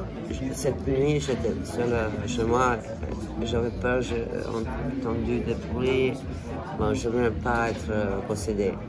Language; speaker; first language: French; non-native, fluent; Italian